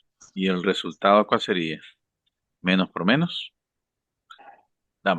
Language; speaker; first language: Spanish; native; Spanish